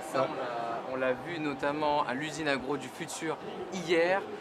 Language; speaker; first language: French; native; French